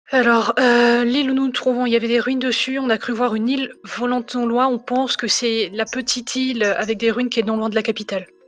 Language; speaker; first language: French; native; French